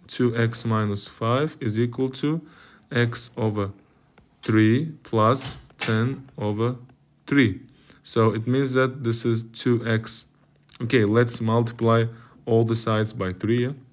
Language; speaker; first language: English; non-native, fluent; Kazakh